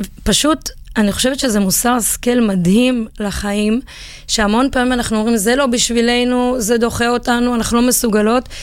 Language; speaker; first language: Hebrew; native; Hebrew